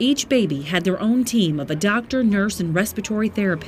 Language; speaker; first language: English; native; English